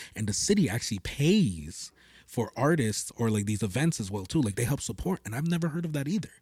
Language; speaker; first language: English; early bilingual, other home language; Spanish